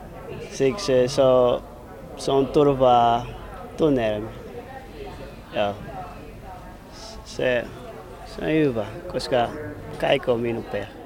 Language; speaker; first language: Finnish; non-native, learner; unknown